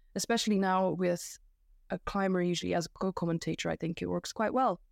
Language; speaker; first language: English; non-native, fluent; Dutch